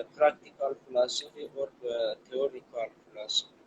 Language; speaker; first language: English; non-native, learner; Persian